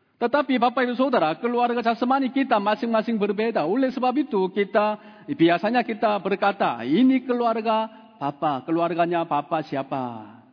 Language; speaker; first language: Indonesian; non-native, fluent; Korean